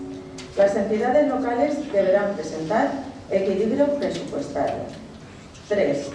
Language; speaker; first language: Spanish; native; Spanish